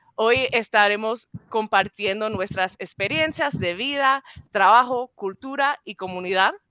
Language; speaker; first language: Spanish; early bilingual, heritage; Spanish